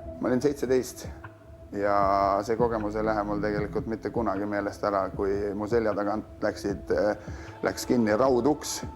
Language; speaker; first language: Estonian; native; Estonian